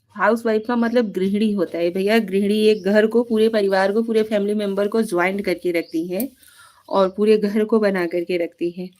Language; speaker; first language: Hindi; native; Hindi